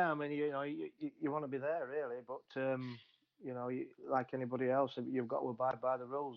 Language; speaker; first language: English; native; English